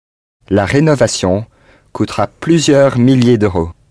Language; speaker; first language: French; non-native, learner; English